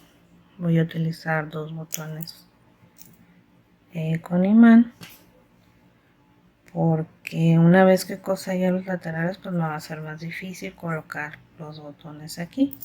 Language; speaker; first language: Spanish; native; Spanish